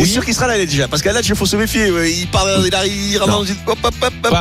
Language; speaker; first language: French; native; French